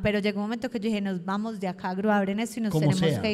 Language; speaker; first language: Spanish; native; Spanish